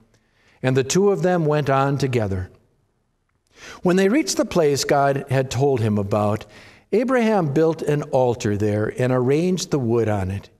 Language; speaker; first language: English; native; English